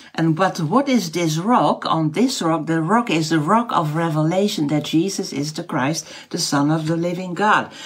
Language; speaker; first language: English; non-native, fluent; Dutch